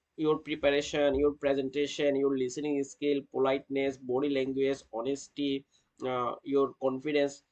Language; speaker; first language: English; non-native, local second language; Bangla